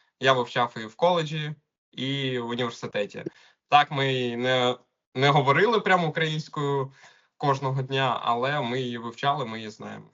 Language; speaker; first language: Ukrainian; non-native, local second language; Russian